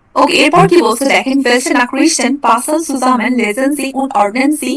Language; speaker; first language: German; non-native, fluent; Bangla